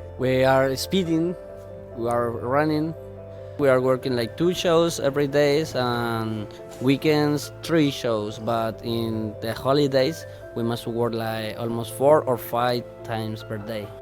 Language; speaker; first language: English; non-native, learner; Spanish